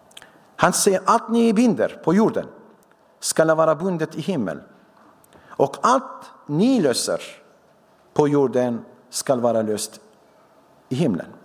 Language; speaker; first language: Swedish; non-native, fluent; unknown